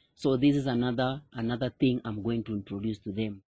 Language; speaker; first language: English; non-native, local second language; Kikuyu